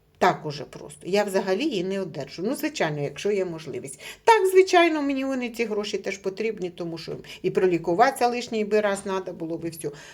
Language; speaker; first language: Ukrainian; native; Ukrainian